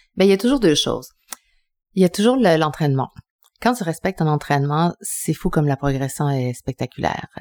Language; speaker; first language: French; early bilingual, other home language; Spanish